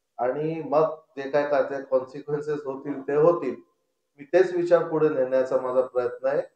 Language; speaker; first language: Marathi; non-native, local second language; Konkani